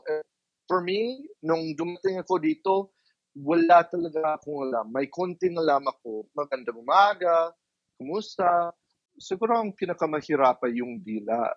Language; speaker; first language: Filipino; non-native, fluent; English